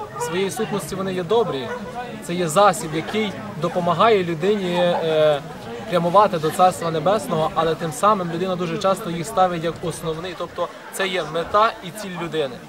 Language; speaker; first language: Ukrainian; native; Ukrainian